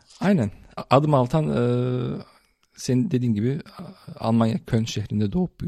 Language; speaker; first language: Turkish; early bilingual, heritage; Turkish